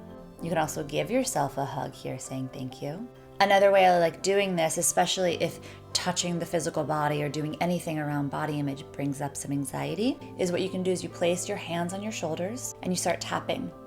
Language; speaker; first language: English; native; English